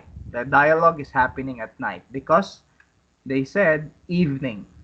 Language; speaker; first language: English; non-native, fluent; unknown